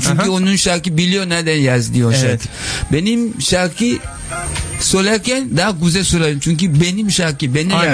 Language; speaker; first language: Turkish; non-native, learner; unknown